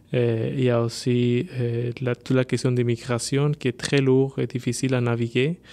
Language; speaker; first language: French; non-native, fluent; Spanish